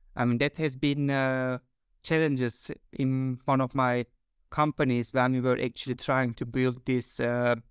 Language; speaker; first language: English; non-native, fluent; Turkish